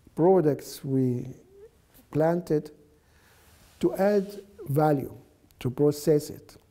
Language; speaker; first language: English; non-native, fluent; Arabic